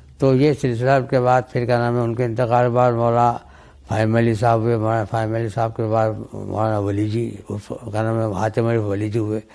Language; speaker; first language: Urdu; native; Urdu